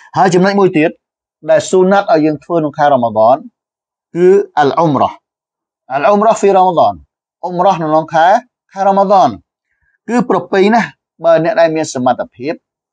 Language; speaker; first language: Khmer; non-native, local second language; Western Cham